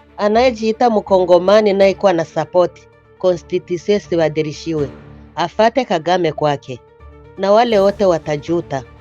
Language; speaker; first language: Swahili; native; Swahili